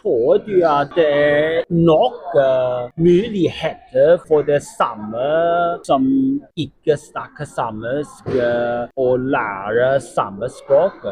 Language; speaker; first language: Norwegian; non-native, learner; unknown